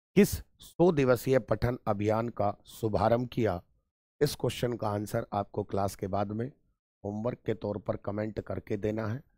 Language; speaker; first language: Hindi; native; Hindi